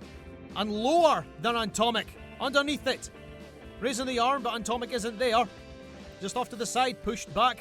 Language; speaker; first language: English; native; English